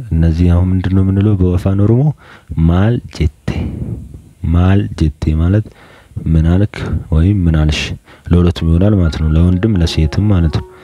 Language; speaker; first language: Amharic; non-native, local second language; Oromo